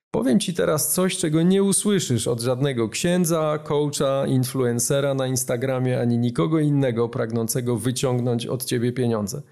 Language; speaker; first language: Polish; native; Polish